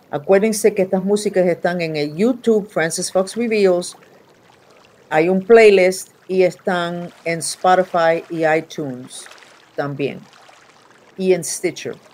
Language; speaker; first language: Spanish; non-native, fluent; English